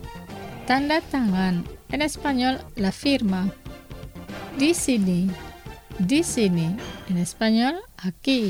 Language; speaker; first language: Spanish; non-native, fluent; Indonesian